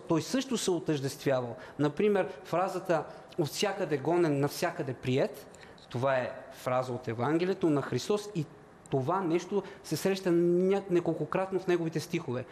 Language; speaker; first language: Bulgarian; native; Bulgarian